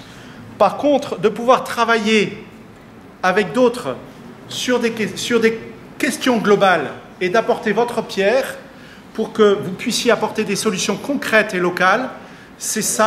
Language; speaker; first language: French; native; French